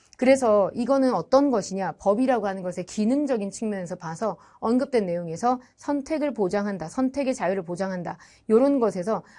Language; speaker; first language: Korean; native; Korean